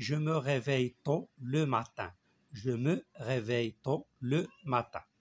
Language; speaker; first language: French; non-native, local second language; Arabic